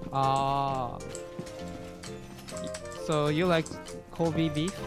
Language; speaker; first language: English; non-native, learner; Japanese